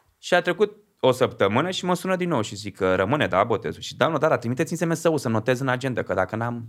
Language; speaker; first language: Romanian; native; Romanian